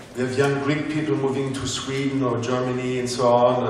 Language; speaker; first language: English; non-native, fluent; German